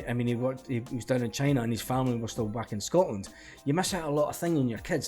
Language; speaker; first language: English; native; English